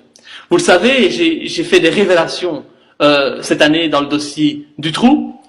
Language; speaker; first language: French; native; French